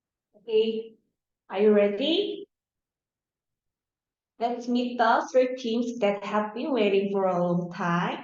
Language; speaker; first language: English; non-native, learner; Korean